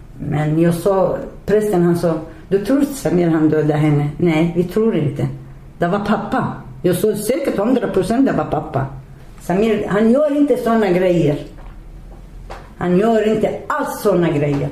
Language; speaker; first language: Swedish; non-native, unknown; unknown